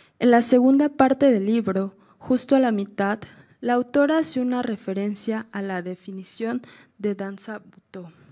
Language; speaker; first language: Spanish; native; Spanish